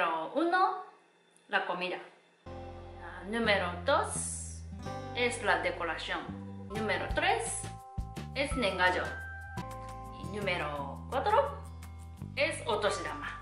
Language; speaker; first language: Spanish; non-native, learner; Japanese